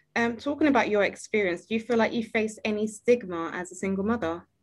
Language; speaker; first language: English; native; English